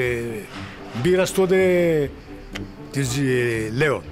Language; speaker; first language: Greek; native; Greek